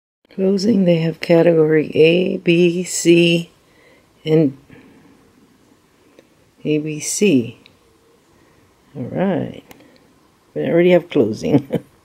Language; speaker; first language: English; native; English